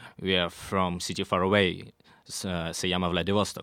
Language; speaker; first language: English; non-native, learner; Russian